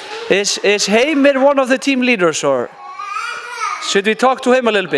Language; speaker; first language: English; non-native, fluent; Icelandic